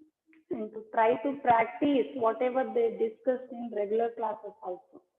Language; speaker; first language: English; non-native, local second language; Kannada